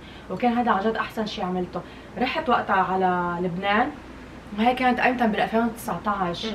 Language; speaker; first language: Arabic; native; Arabic